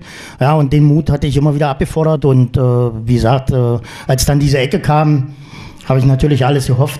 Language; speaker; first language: German; native; German